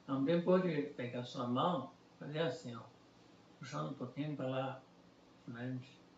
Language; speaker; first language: Portuguese; non-native, fluent; Chinese